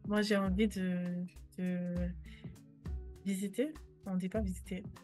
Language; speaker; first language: French; non-native, fluent; English